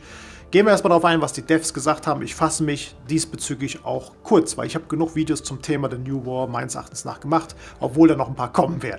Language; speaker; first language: German; native; German